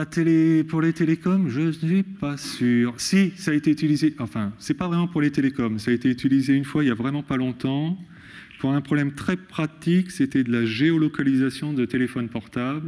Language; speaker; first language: French; native; French